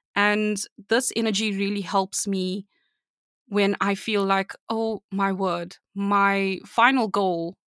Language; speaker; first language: English; native; English